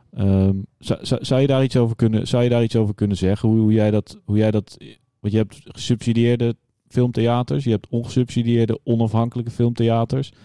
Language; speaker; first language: Dutch; native; Dutch